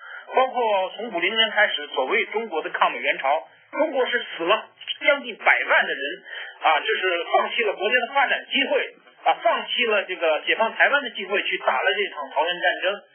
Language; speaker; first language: Chinese; native; Chinese